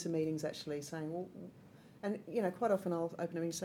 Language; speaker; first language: English; native; English